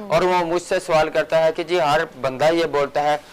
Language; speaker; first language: Urdu; native; Urdu